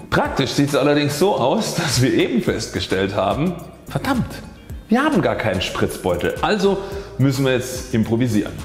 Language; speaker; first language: German; native; German